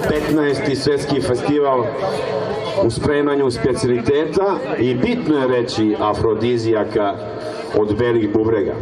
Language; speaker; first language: Bosnian; native; Bosnian